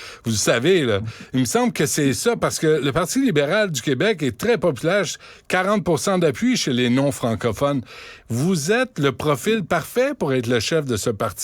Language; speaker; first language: French; native; French